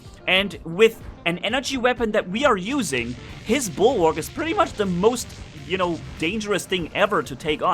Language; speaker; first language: English; non-native, fluent; German